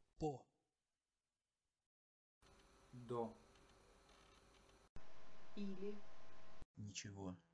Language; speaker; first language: Russian; non-native, learner; English